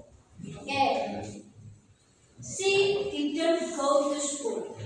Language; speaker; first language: English; non-native, learner; Indonesian